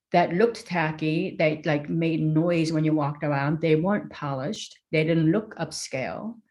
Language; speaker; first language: English; early bilingual, other home language; Korean